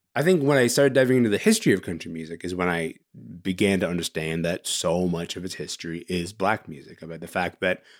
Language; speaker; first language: English; early bilingual, other home language; Arabic